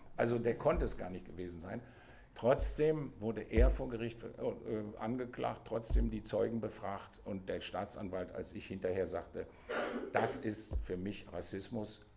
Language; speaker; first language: German; native; German